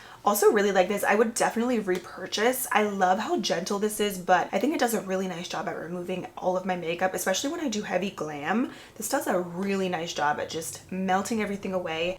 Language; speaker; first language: English; native; English